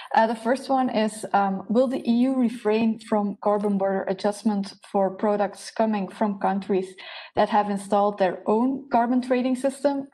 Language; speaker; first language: English; non-native, fluent; Dutch